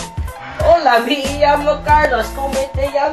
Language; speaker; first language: Spanish; non-native, learner; English